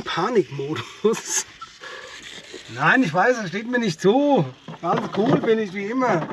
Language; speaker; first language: German; native; German